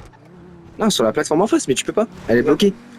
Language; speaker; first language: French; native; French